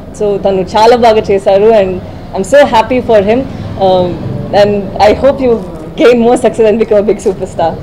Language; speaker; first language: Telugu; non-native, fluent; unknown